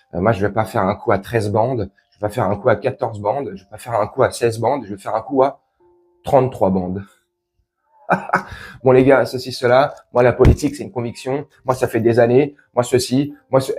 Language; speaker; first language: French; native; French